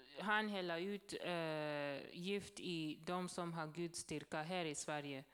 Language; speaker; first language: Swedish; non-native, learner; Swahili